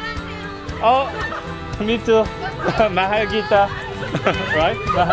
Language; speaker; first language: English; non-native, learner; Korean